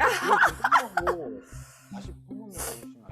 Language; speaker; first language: Korean; native; Korean